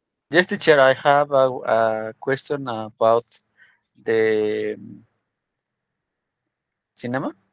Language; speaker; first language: English; non-native, learner; Spanish